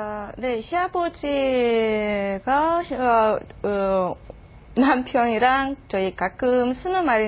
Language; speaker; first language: Korean; non-native, fluent; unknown